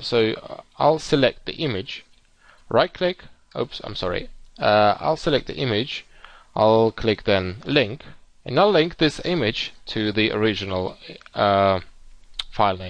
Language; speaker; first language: English; non-native, fluent; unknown